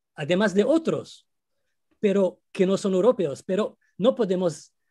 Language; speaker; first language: Spanish; non-native, fluent; Arabic